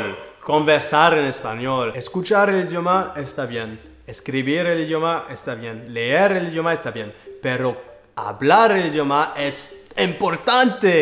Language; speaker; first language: Spanish; non-native, learner; French